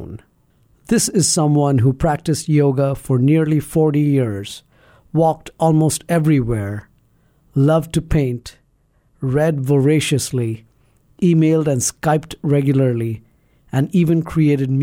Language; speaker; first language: English; non-native, local second language; Malayalam